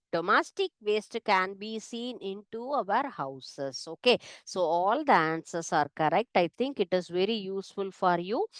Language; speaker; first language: English; non-native, local second language; Tamil